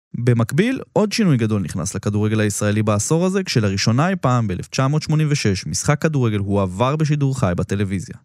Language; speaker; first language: Hebrew; native; Hebrew